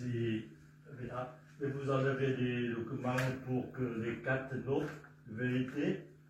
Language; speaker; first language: French; non-native, fluent; Vietnamese